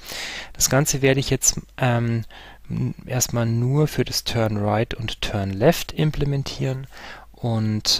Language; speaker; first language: German; native; German